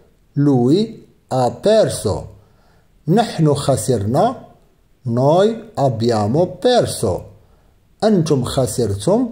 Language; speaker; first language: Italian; non-native, fluent; Arabic